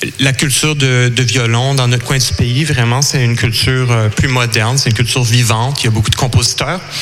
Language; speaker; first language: French; native; French